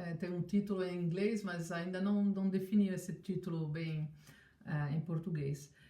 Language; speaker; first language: Portuguese; non-native, fluent; Italian